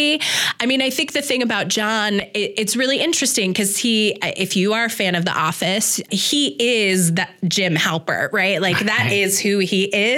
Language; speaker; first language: English; native; English